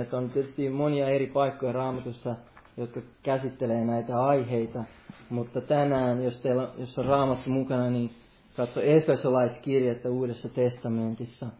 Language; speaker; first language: Finnish; non-native, local second language; Swedish